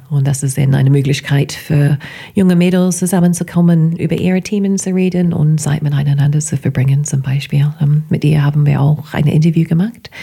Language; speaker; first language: German; non-native, fluent; English